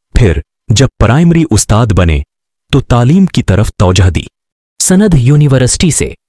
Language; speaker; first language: Urdu; non-native, local second language; Sindhi